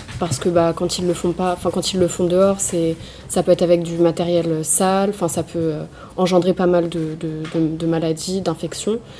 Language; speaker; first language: French; native; French